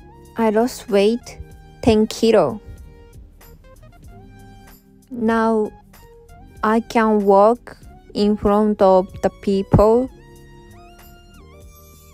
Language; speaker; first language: English; non-native, learner; Japanese